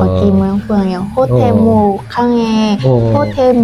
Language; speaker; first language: Korean; non-native, learner; Hmong